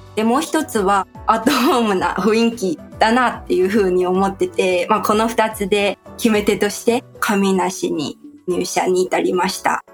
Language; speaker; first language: Japanese; non-native, fluent; Chinese